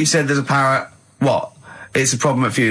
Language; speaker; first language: English; native; English